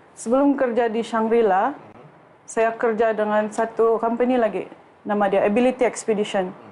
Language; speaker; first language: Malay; native; Malay